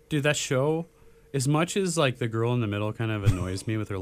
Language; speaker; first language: English; native; English